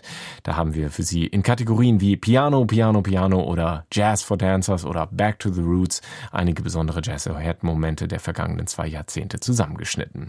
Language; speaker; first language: German; native; German